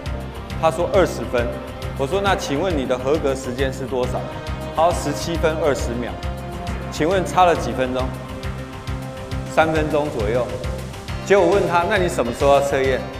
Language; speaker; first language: Chinese; native; Chinese